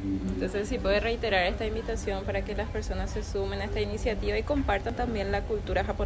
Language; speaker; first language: Spanish; native; Spanish